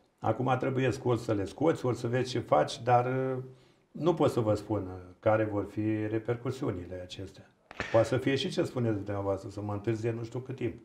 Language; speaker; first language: Romanian; native; Romanian